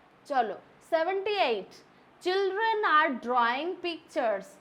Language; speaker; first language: English; non-native, local second language; Bangla